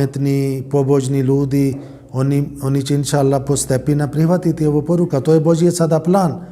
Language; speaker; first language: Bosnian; non-native, learner; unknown